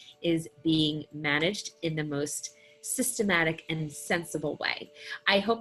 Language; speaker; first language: English; native; English